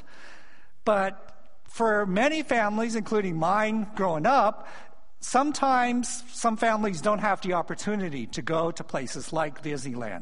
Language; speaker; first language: English; native; English